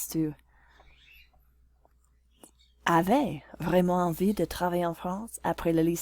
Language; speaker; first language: French; non-native, fluent; English